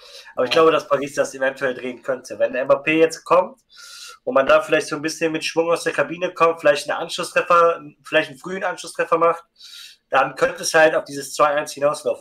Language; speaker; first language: German; native; German